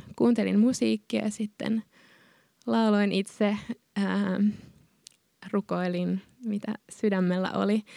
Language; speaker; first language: Finnish; native; Finnish